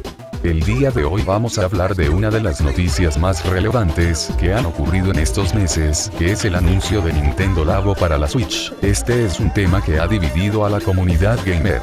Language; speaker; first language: Spanish; native; Spanish